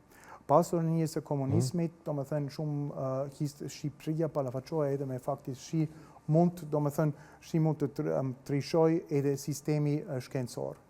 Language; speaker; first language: Albanian; non-native, fluent; German